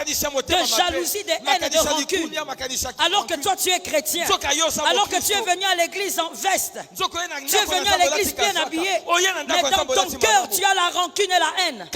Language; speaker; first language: French; non-native, local second language; Lingala